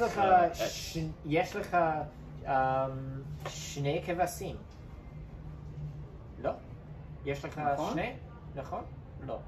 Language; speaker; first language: Hebrew; non-native, learner; English